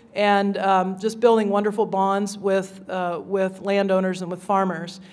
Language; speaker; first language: English; native; English